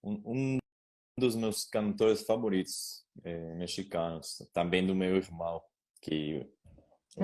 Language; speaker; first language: Portuguese; non-native, learner; Spanish